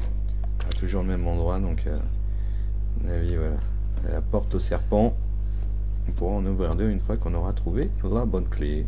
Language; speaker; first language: French; native; French